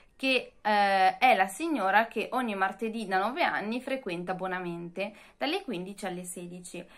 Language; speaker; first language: Italian; native; Italian